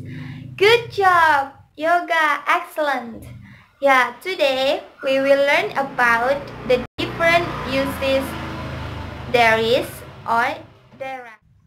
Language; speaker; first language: English; non-native, learner; Indonesian